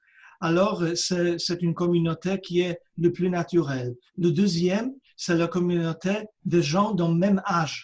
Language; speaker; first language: French; non-native, fluent; Polish